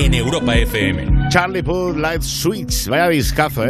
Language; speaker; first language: Spanish; native; Spanish